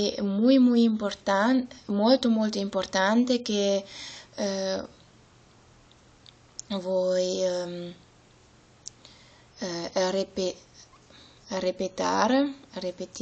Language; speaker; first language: Italian; non-native, learner; German